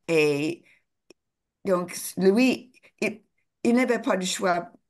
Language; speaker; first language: French; non-native, fluent; English